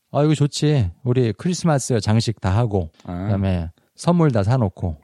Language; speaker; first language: Korean; native; Korean